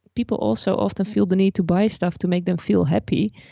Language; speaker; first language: English; non-native, fluent; Dutch